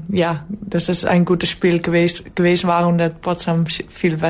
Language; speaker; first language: German; non-native, learner; Dutch